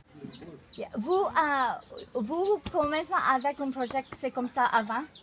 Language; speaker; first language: French; non-native, learner; English